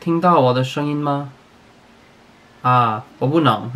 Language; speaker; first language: Chinese; non-native, learner; English